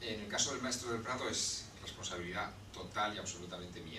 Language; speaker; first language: Spanish; native; Spanish